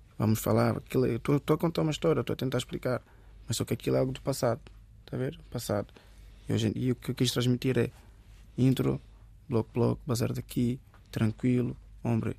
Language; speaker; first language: Portuguese; early bilingual, other home language; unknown